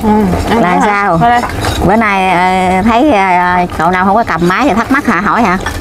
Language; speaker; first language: Vietnamese; native; Vietnamese